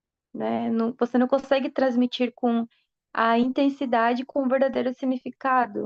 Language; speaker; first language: Portuguese; non-native, fluent; Spanish